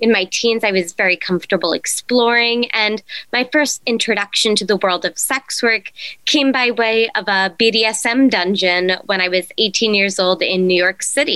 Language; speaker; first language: English; native; English